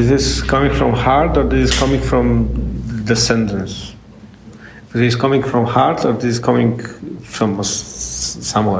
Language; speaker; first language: English; non-native, fluent; Polish